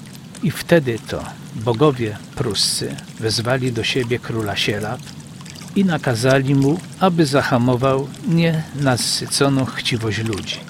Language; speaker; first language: Polish; native; Polish